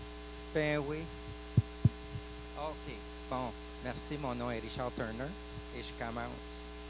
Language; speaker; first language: French; non-native, local second language; English